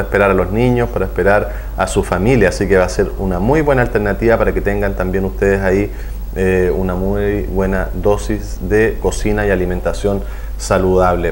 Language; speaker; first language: Spanish; native; Spanish